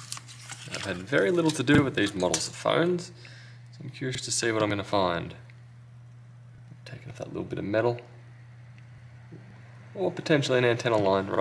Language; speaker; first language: English; native; English